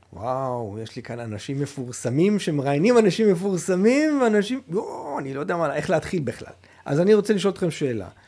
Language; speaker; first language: Hebrew; native; Hebrew